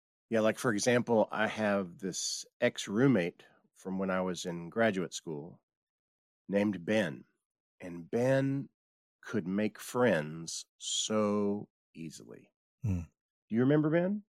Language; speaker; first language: English; native; English